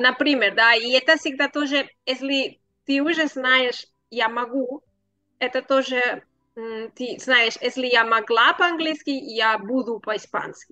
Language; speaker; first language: Russian; non-native, learner; Spanish